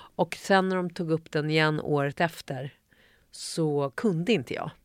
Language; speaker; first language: Swedish; native; Swedish